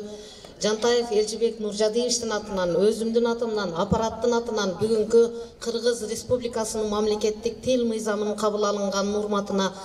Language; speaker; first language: Kyrgyz; native; Kyrgyz